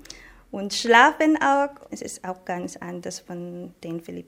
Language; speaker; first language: German; non-native, learner; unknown